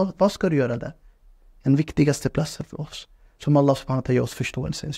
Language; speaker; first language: Swedish; non-native, fluent; Urdu